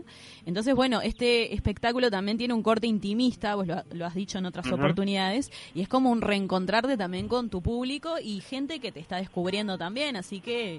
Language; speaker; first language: Spanish; native; Spanish